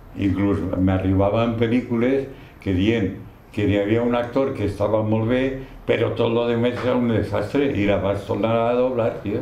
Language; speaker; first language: Catalan; non-native, local second language; Spanish